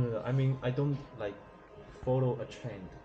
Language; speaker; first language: English; non-native, learner; Chinese